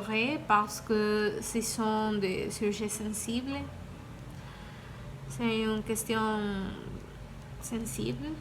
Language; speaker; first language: French; non-native, learner; Spanish